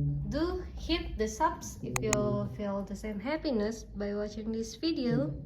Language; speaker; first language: English; non-native, learner; Indonesian